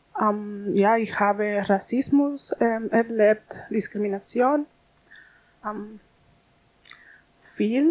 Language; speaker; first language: German; non-native, learner; Spanish